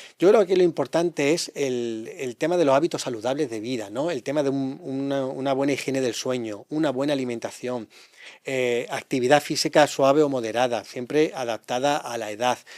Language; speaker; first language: Spanish; native; Spanish